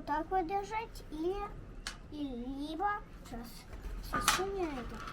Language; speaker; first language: Russian; early bilingual, heritage; Russian